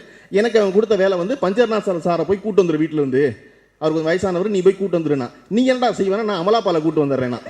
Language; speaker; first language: Tamil; native; Tamil